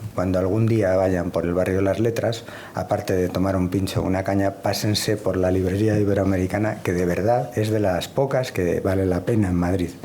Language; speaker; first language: Spanish; native; Spanish